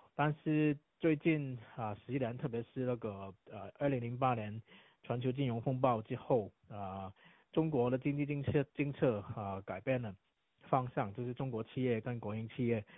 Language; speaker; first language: Chinese; non-native, local second language; Cantonese